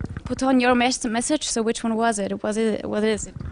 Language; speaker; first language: English; non-native, fluent; German